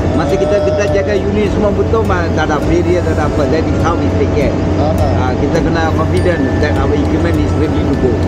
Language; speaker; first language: Malay; native; Malay